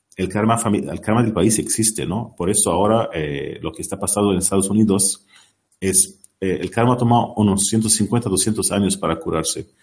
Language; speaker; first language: Spanish; non-native, learner; Arabic